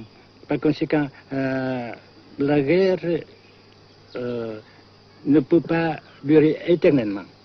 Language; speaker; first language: French; non-native, local second language; Vietnamese